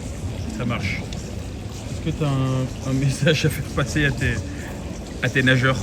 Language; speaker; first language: French; native; French